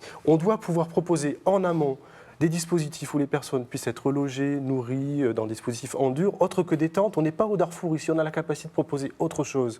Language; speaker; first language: French; native; French